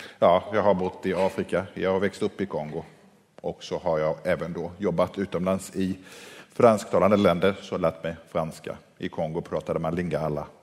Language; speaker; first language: Swedish; early bilingual, heritage; Swedish